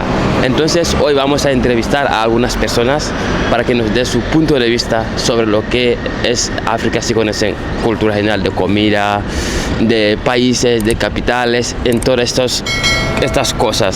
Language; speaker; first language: Spanish; non-native, fluent; Fula